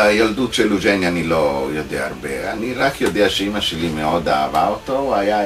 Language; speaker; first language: Hebrew; non-native, fluent; Italian